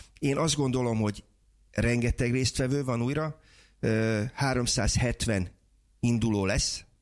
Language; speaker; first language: Hungarian; native; Hungarian